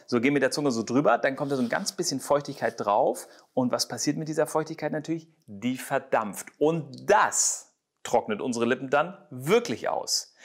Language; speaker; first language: German; native; German